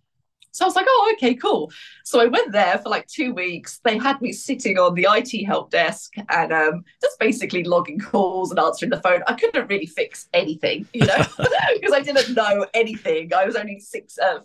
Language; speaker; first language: English; native; English